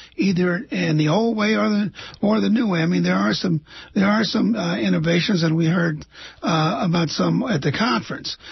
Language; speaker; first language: English; native; English